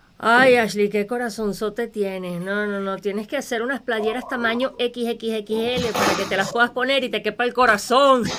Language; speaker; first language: Spanish; native; Spanish